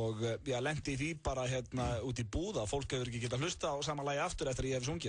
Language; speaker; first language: Icelandic; native; Icelandic